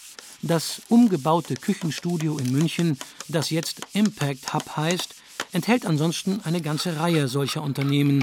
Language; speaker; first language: German; native; German